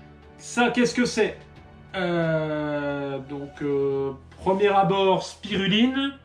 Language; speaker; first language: French; native; French